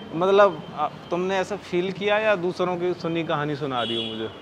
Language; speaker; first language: Hindi; native; Hindi